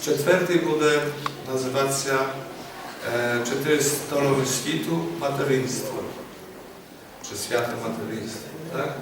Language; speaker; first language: Polish; non-native, learner; Ukrainian